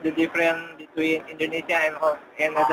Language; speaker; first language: English; non-native, learner; Indonesian